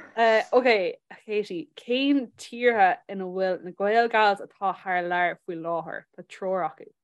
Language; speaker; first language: Irish; non-native, local second language; English